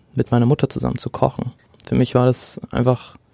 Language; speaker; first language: German; early bilingual, other home language; Arabic